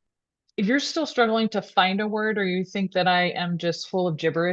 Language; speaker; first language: English; native; English